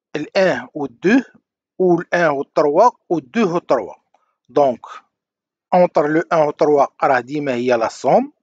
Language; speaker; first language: French; non-native, local second language; Arabic